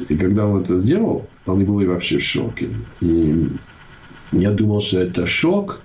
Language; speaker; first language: Russian; non-native, fluent; English